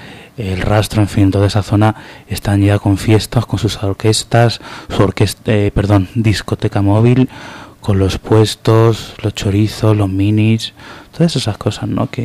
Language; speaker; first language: Spanish; native; Spanish